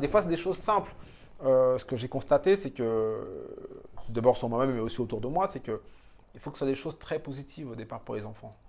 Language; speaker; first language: French; early bilingual, other home language; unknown